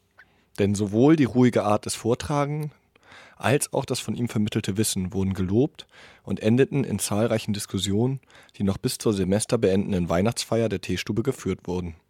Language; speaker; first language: German; native; German